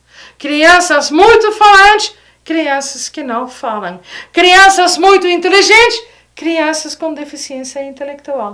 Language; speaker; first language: Portuguese; non-native, fluent; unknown